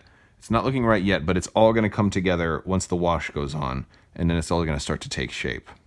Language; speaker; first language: English; native; English